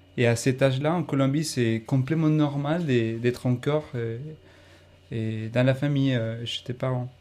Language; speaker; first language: French; non-native, fluent; Spanish